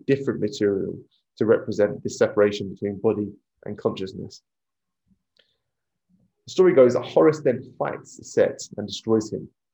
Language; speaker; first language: English; native; English